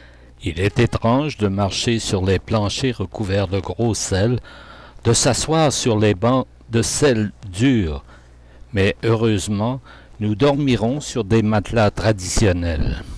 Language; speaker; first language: French; native; French